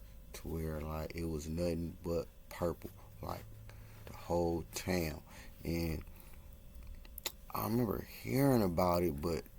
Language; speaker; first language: English; native; English